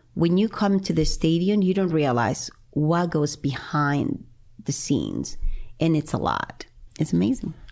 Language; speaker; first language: English; non-native, fluent; Spanish